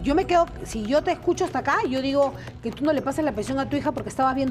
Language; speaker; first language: Spanish; native; Spanish